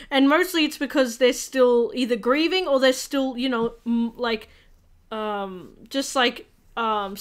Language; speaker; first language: English; native; English